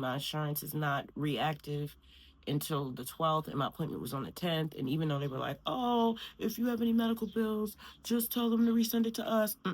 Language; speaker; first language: English; native; English